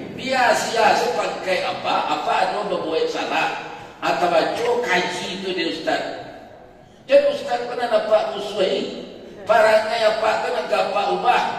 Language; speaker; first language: Malay; non-native, local second language; Minangkabau